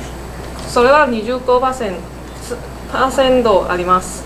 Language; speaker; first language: Japanese; non-native, learner; Cantonese